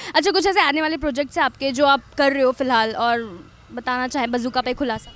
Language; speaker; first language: Hindi; native; Hindi